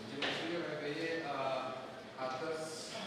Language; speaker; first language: French; non-native, learner; Indonesian